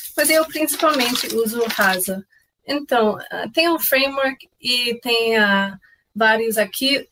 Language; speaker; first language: Portuguese; non-native, fluent; English